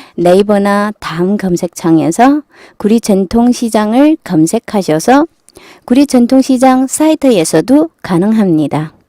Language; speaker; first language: Korean; non-native, fluent; Chinese